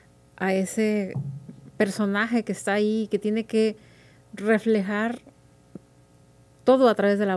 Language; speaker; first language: Spanish; native; Spanish